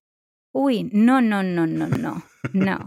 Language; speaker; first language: Spanish; native; Spanish